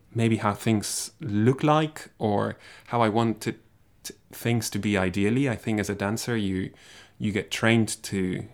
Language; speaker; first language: English; non-native, fluent; Spanish